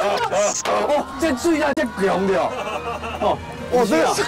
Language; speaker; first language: Chinese; native; Chinese